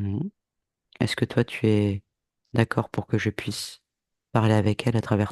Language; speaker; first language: French; native; French